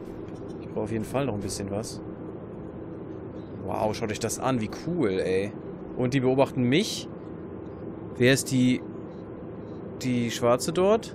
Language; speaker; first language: German; native; German